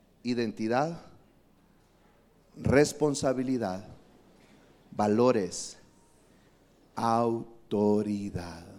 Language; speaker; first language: Spanish; native; Spanish